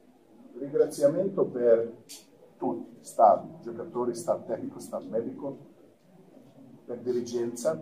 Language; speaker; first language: Italian; non-native, fluent; Croatian